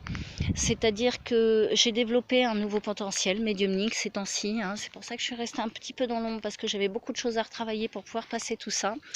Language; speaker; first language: French; native; French